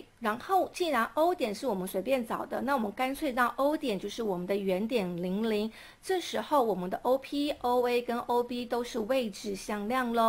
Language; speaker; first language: Chinese; native; Chinese